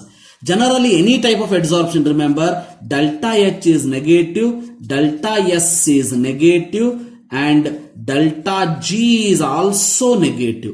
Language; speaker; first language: English; non-native, local second language; Kannada